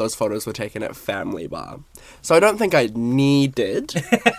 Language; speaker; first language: English; native; English